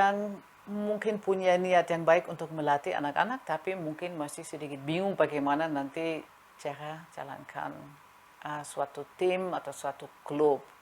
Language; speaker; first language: Indonesian; non-native, fluent; German